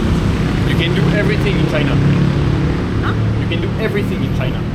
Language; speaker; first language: English; non-native, learner; French